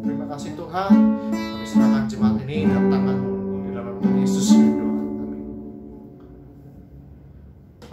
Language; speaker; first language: Indonesian; native; Indonesian